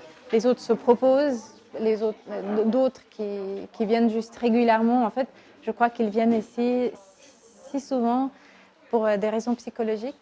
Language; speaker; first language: French; non-native, fluent; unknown